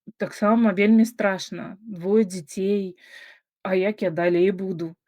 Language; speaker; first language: Belarusian; non-native, local second language; Russian